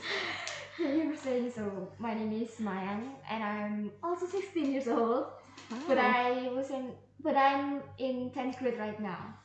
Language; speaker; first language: English; non-native, learner; Indonesian